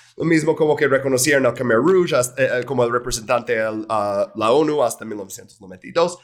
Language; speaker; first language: Spanish; non-native, fluent; English